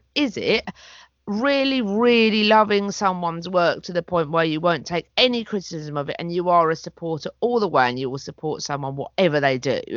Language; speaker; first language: English; native; English